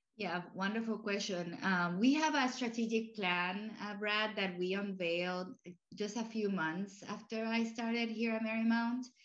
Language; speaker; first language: English; non-native, fluent; Spanish